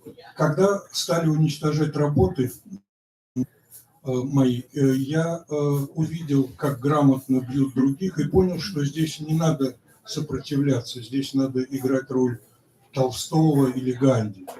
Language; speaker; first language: Russian; native; Russian